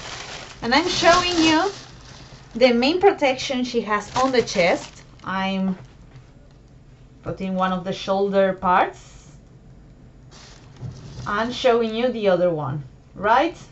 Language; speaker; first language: English; non-native, fluent; Spanish